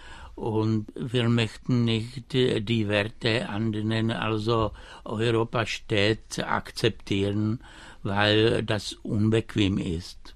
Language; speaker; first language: German; non-native, fluent; Czech